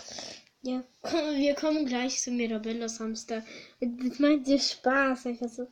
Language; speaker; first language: German; early bilingual, other home language; Hungarian